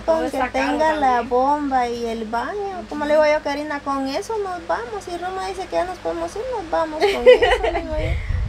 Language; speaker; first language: Spanish; native; Spanish